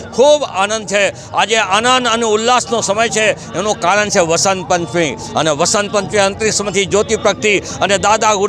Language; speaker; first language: Gujarati; native; Gujarati